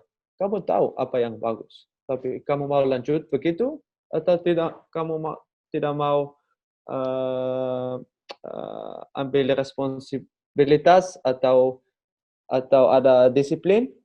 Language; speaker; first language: Indonesian; non-native, learner; Dutch